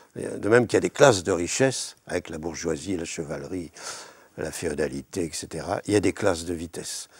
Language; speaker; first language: French; native; French